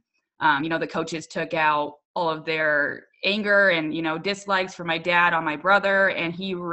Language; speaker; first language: English; native; English